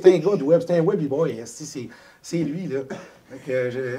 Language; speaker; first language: French; native; French